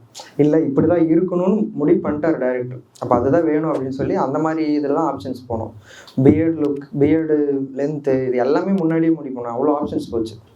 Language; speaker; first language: Tamil; native; Tamil